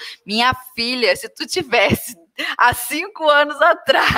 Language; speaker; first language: Portuguese; native; Portuguese